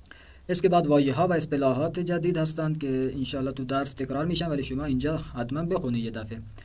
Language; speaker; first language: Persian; non-native, fluent; Urdu